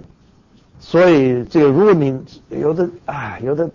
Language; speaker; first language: Chinese; non-native, fluent; English